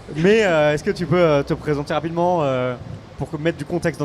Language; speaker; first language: French; native; French